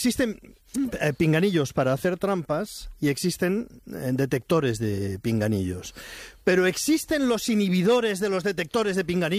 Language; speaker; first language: Spanish; native; Spanish